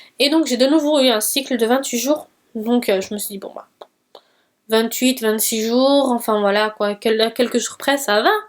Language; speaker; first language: French; early bilingual, other home language; Portuguese